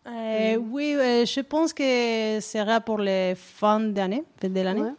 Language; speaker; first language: French; non-native, learner; Spanish